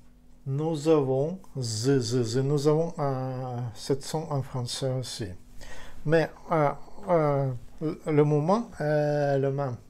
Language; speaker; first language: French; non-native, fluent; Ukrainian